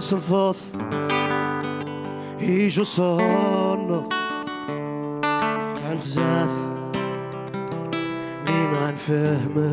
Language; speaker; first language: Dutch; non-native, learner; Riffian